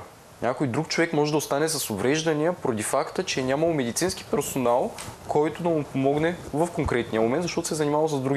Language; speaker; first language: Bulgarian; native; Bulgarian